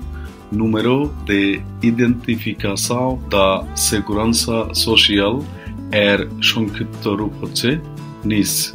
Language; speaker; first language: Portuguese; non-native, fluent; Bangla